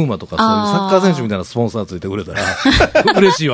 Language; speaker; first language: Japanese; native; Japanese